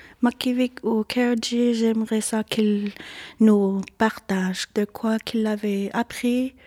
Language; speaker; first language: French; non-native, local second language; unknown